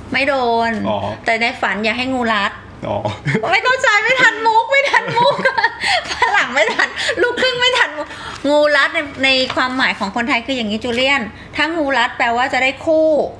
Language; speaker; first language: Thai; native; Thai